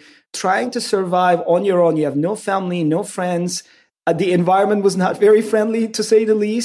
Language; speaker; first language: English; non-native, fluent; Turkish